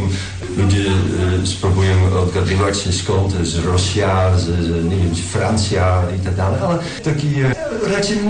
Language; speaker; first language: Polish; non-native, learner; Dutch